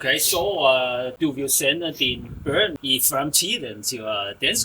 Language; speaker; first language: Danish; non-native, learner; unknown